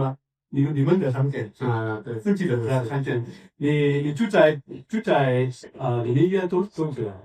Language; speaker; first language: Chinese; non-native, learner; English